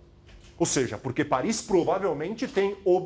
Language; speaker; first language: Portuguese; native; Portuguese